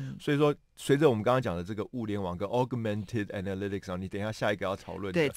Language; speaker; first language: Chinese; native; Chinese